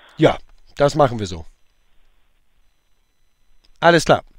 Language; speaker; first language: German; native; German